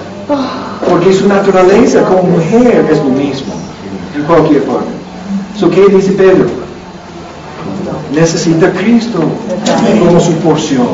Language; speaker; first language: Spanish; non-native, learner; English